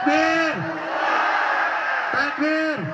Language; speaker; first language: Indonesian; native; Indonesian